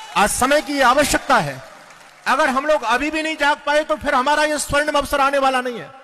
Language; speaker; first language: Hindi; native; Hindi